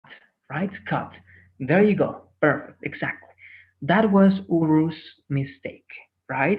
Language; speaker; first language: English; non-native, fluent; Spanish